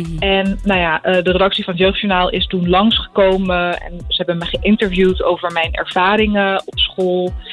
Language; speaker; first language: Dutch; early bilingual, other home language; Arabic